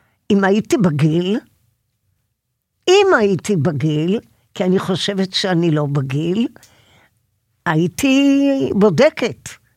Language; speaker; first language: Hebrew; native; Hebrew